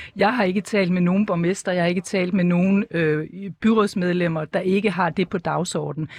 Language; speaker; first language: Danish; native; Danish